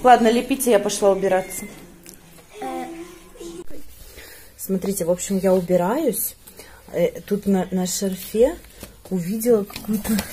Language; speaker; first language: Russian; native; Russian